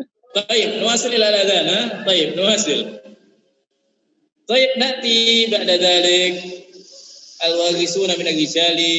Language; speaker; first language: Arabic; non-native, fluent; Indonesian